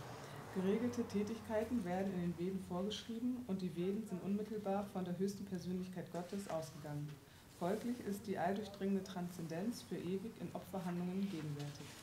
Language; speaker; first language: German; native; German